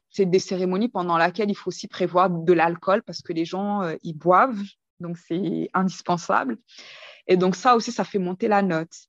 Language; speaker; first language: French; early bilingual, other home language; Kinyarwanda